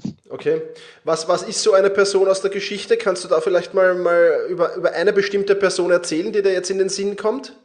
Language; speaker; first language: German; native; German